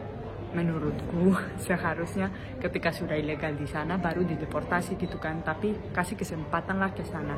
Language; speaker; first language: Indonesian; non-native, fluent; Spanish